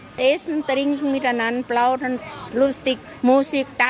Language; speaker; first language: German; non-native, learner; Thai